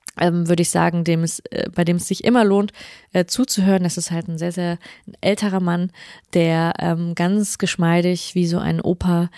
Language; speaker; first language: German; native; German